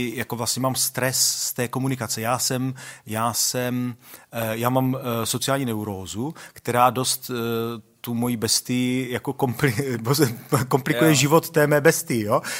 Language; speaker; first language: Czech; native; Czech